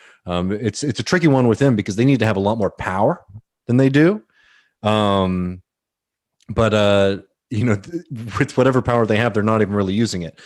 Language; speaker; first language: English; native; English